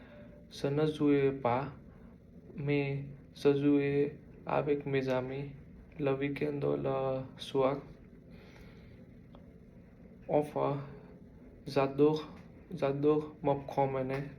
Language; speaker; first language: French; non-native, learner; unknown